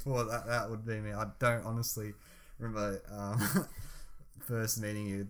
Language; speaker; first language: English; native; English